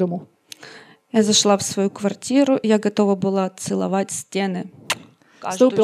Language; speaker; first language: Czech; non-native, learner; Russian